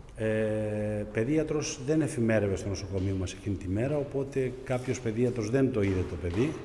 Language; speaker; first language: Greek; native; Greek